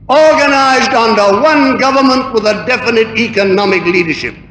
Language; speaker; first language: English; native; English